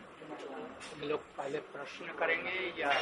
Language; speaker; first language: Hindi; native; Hindi